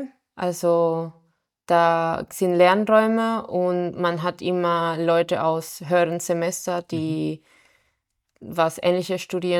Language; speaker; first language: German; non-native, fluent; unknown